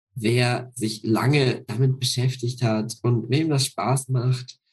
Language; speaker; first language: German; native; German